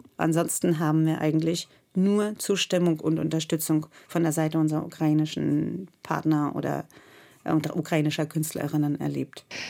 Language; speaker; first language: German; non-native, fluent; Russian